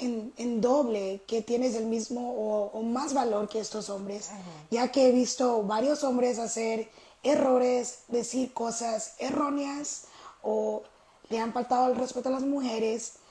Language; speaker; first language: Spanish; early bilingual, heritage; Spanish